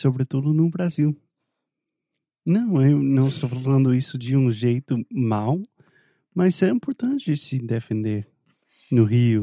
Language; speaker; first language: Portuguese; non-native, fluent; English